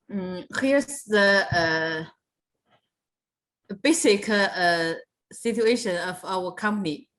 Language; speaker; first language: English; non-native, fluent; Chinese